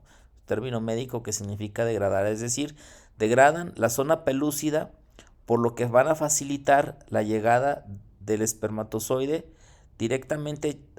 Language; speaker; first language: Spanish; native; Spanish